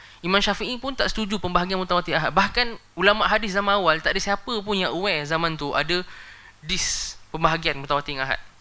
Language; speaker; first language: Malay; native; Malay